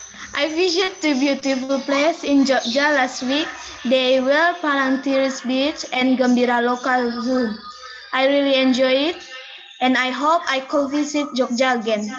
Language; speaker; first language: English; non-native, learner; Indonesian